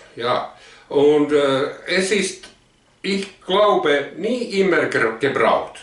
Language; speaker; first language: German; non-native, learner; Finnish